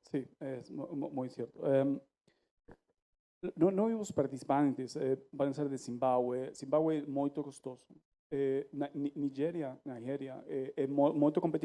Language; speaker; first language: Spanish; non-native, learner; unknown